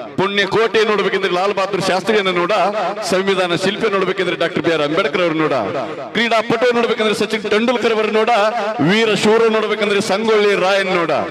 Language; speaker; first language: Kannada; native; Kannada